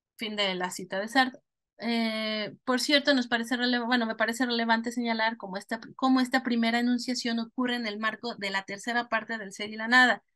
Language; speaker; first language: Spanish; native; Spanish